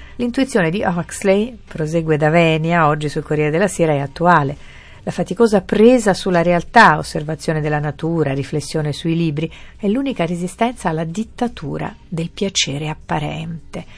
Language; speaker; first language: Italian; native; Italian